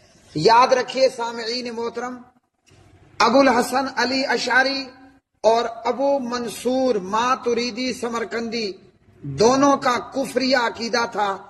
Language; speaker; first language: Urdu; native; Urdu